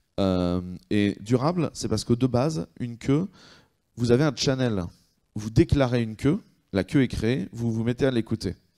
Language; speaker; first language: French; native; French